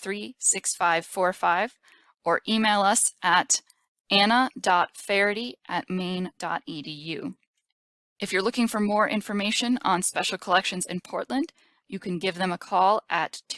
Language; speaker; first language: English; native; English